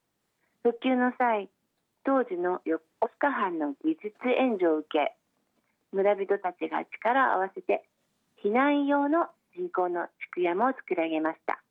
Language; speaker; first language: Japanese; native; Japanese